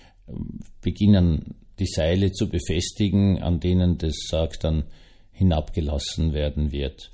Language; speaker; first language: German; native; German